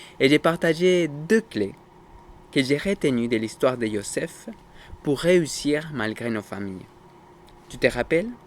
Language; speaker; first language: French; non-native, fluent; Spanish